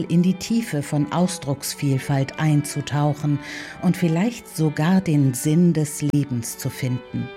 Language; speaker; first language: German; native; German